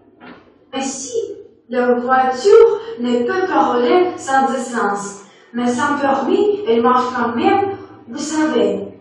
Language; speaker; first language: French; non-native, learner; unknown